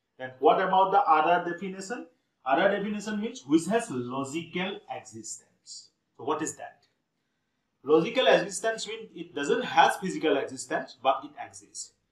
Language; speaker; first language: English; non-native, local second language; Assamese